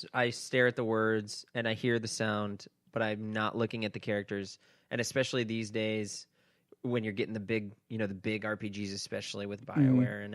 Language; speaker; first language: English; native; English